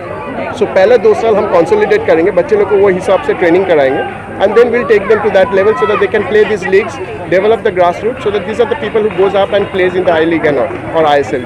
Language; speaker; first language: Hindi; non-native, local second language; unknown